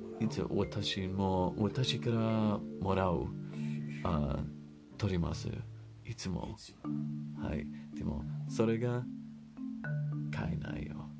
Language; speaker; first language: Japanese; non-native, learner; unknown